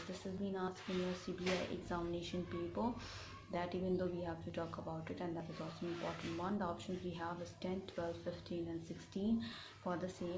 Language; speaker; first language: English; non-native, local second language; Hindi